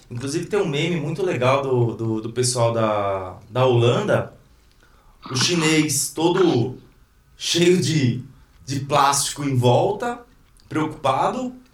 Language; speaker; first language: Portuguese; native; Portuguese